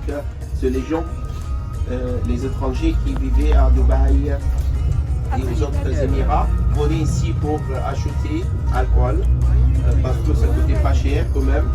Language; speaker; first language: French; non-native, fluent; Arabic